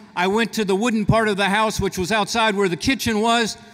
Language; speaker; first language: English; native; English